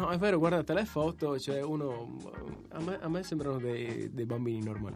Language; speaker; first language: Italian; native; Italian